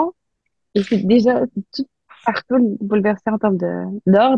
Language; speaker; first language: French; non-native, local second language; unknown